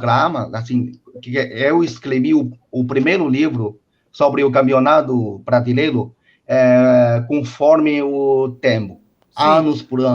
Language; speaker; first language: Portuguese; non-native, fluent; Chinese